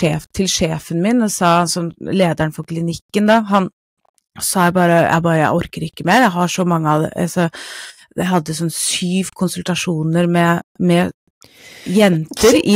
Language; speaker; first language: Norwegian; non-native, fluent; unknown